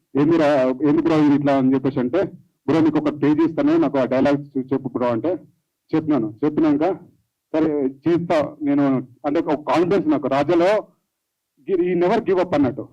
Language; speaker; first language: Telugu; native; Telugu